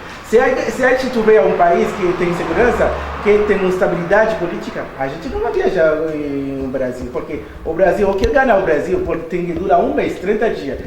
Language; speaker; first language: Portuguese; non-native, learner; Haitian Creole